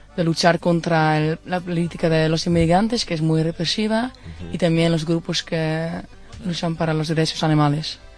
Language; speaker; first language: Spanish; non-native, fluent; Dutch